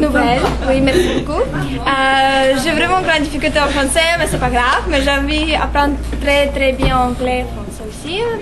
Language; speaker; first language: French; non-native, learner; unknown